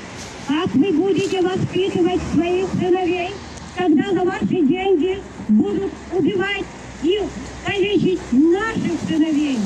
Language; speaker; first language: Russian; native; Russian